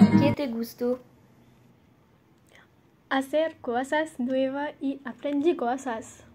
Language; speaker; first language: Spanish; non-native, learner; French